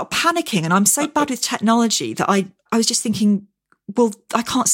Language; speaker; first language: English; native; English